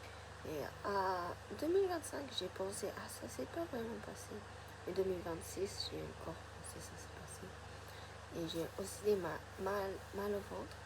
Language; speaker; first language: French; non-native, fluent; Japanese